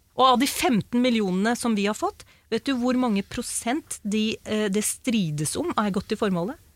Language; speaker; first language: Norwegian; early bilingual, other home language; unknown